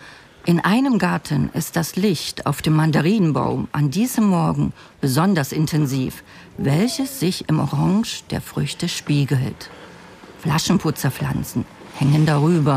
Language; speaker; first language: German; native; German